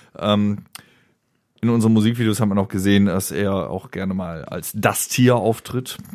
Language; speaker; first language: German; native; German